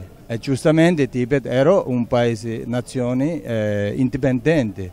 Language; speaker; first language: Italian; non-native, learner; Tibetan